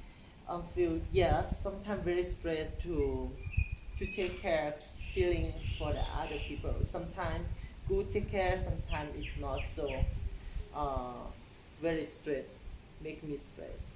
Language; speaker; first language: English; non-native, learner; Thai